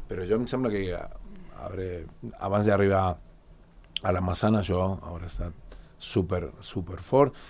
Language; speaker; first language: Catalan; non-native, fluent; Spanish